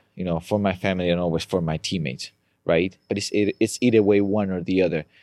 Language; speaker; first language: English; non-native, fluent; Spanish